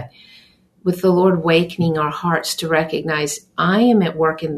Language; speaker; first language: English; native; English